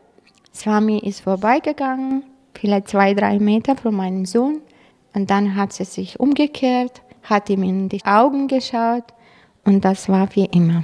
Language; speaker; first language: German; non-native, fluent; Croatian